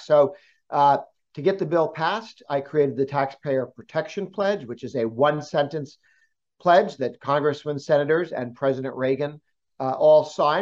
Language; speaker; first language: English; native; English